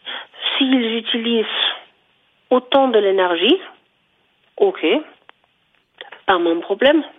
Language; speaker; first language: French; non-native, fluent; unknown